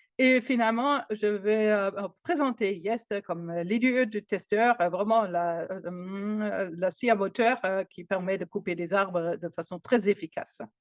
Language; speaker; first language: French; non-native, fluent; German